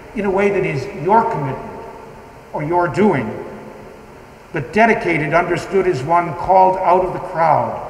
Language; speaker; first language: English; native; English